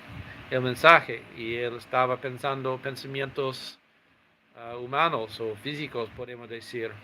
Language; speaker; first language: Spanish; non-native, fluent; English